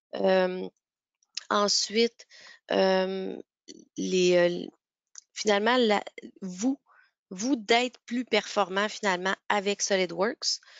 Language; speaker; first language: French; native; French